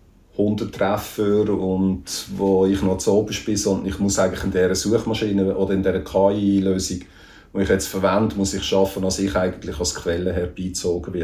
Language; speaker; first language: German; native; German